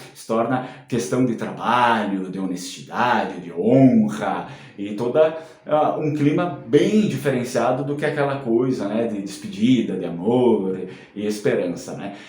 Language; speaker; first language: Portuguese; native; Portuguese